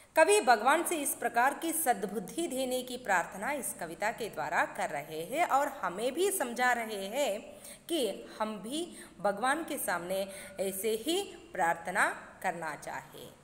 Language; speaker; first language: Hindi; non-native, local second language; Kannada